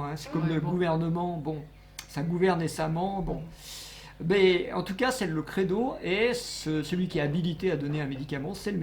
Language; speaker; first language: French; native; French